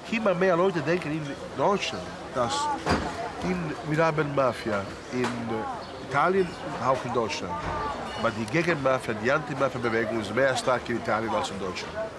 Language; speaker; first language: German; non-native, learner; Italian